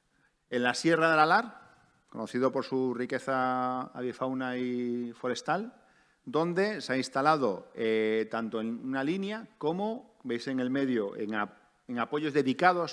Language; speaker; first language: Spanish; native; Spanish